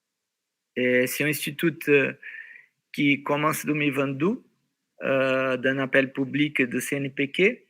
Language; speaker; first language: French; non-native, fluent; Portuguese